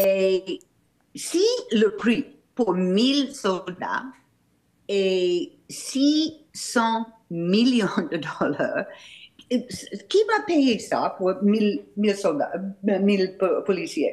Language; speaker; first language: French; non-native, fluent; English